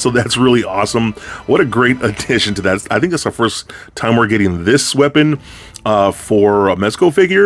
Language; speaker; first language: English; native; English